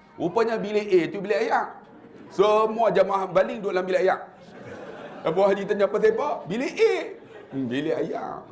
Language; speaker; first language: Malay; native; Malay